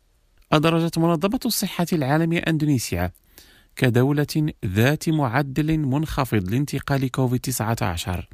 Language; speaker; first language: Arabic; non-native, fluent; Indonesian